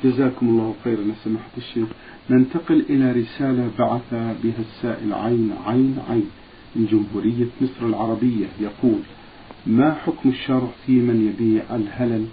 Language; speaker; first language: Arabic; native; Arabic